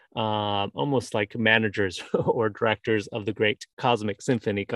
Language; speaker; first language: English; native; English